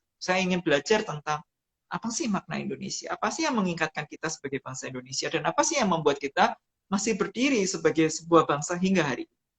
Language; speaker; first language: Indonesian; non-native, local second language; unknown